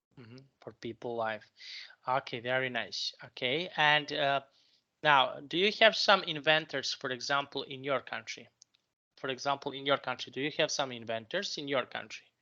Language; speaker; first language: English; non-native, fluent; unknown